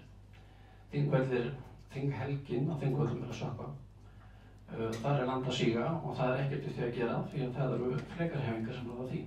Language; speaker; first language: Icelandic; native; Icelandic